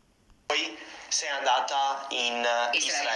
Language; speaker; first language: Italian; non-native, fluent; English